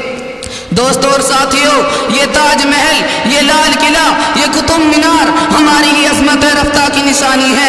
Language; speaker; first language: Urdu; native; Urdu